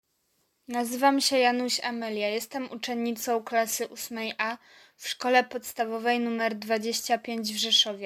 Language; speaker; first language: Polish; native; Polish